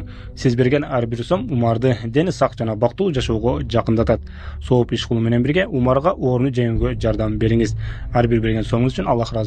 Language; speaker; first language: Kyrgyz; native; Kyrgyz